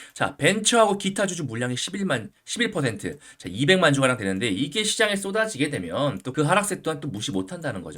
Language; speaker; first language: Korean; native; Korean